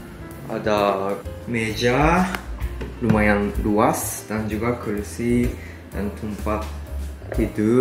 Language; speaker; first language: Indonesian; non-native, fluent; Japanese